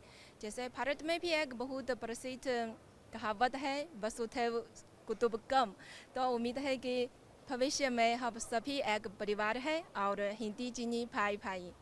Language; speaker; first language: Hindi; non-native, fluent; Chinese